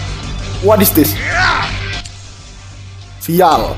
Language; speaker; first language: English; non-native, learner; Indonesian